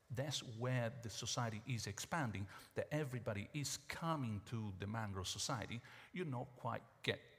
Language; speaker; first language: English; non-native, fluent; Italian